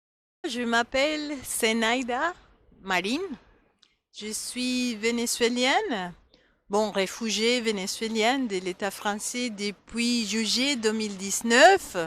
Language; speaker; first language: French; non-native, fluent; Spanish